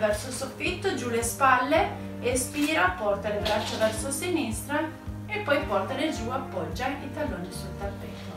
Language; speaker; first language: Italian; native; Italian